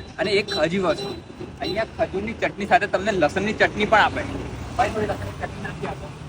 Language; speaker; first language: Gujarati; native; Gujarati